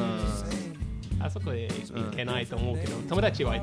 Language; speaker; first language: Japanese; non-native, fluent; English